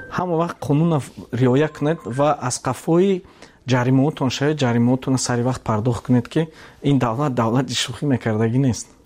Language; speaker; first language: Tajik; native; Tajik